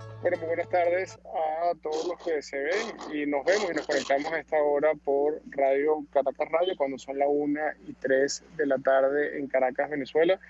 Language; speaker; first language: Spanish; native; Spanish